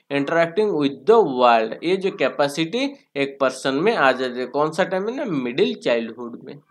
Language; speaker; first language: Hindi; non-native, local second language; Bangla